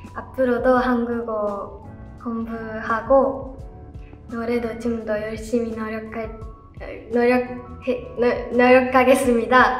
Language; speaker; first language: Korean; non-native, learner; Japanese